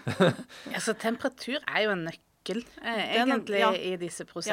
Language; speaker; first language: Norwegian; native; Norwegian